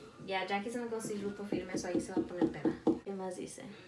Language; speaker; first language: Spanish; early bilingual, other home language; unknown